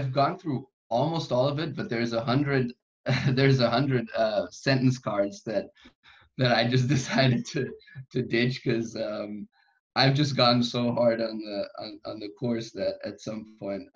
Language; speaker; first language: English; non-native, fluent; German